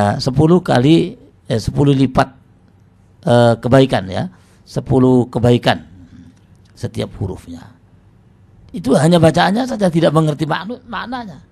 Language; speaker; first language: Indonesian; non-native, local second language; Javanese